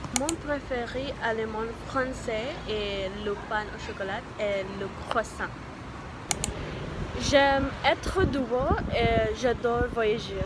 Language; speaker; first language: French; non-native, learner; Filipino